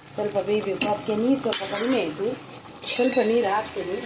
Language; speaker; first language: Kannada; non-native, local second language; Tulu